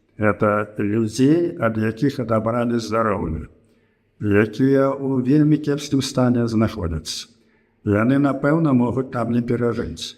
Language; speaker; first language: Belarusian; native; Belarusian